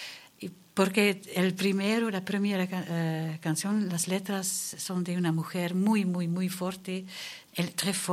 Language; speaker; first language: Spanish; non-native, learner; German